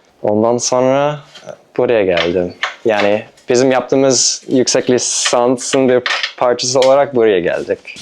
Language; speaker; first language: Turkish; non-native, fluent; English